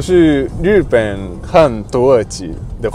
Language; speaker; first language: Chinese; non-native, learner; Japanese